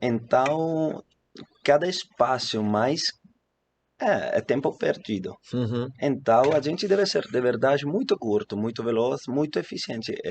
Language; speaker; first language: Portuguese; non-native, fluent; Italian